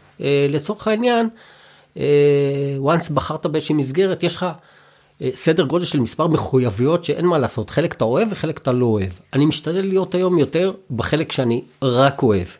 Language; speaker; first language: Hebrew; native; Hebrew